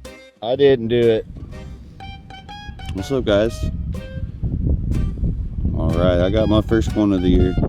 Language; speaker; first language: English; native; English